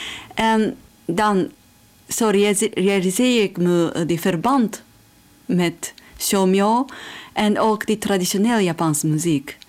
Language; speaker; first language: Dutch; non-native, fluent; Japanese